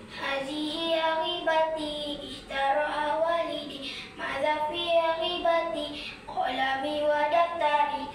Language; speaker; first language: Arabic; non-native, learner; Malay